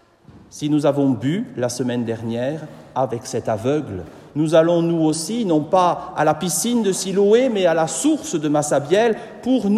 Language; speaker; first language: French; native; French